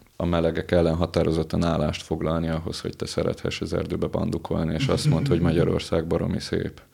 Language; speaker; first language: Hungarian; native; Hungarian